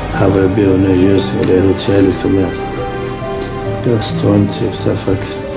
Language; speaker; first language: Swedish; early bilingual, other home language; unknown